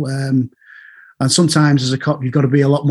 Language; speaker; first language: English; native; English